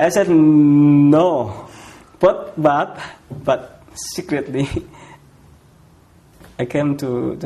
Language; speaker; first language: English; non-native, fluent; Indonesian